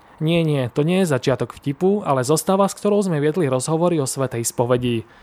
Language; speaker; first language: Slovak; native; Slovak